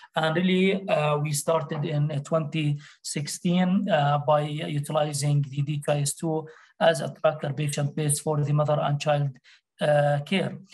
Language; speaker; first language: English; non-native, fluent; Arabic